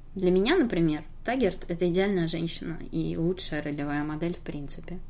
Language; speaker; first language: Russian; native; Russian